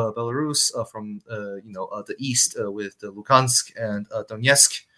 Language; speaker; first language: English; non-native, fluent; Chinese